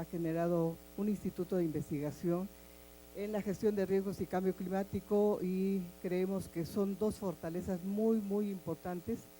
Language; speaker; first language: Spanish; native; Spanish